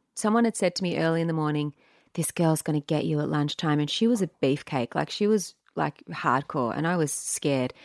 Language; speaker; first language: English; native; English